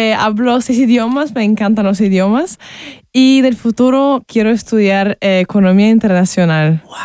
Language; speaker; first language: Spanish; non-native, fluent; Ukrainian